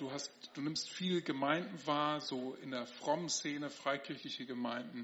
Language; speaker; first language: German; native; German